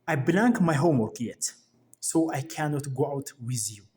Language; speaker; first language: English; non-native, local second language; Amharic